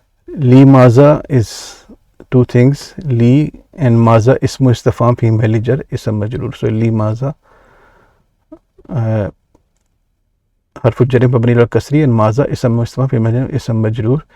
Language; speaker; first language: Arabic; non-native, fluent; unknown